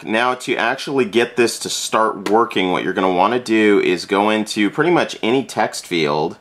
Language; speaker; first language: English; native; English